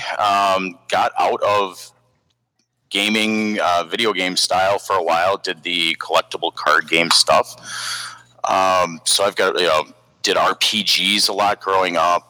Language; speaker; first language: English; native; English